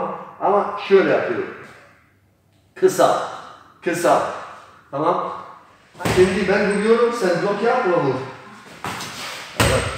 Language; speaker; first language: Turkish; non-native, learner; Polish